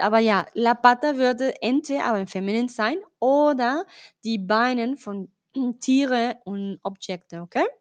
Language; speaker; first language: German; non-native, learner; Spanish